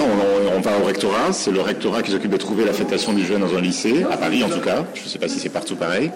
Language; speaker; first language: French; native; French